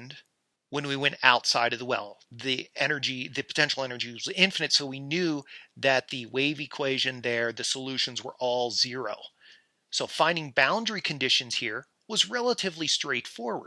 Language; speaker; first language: English; native; English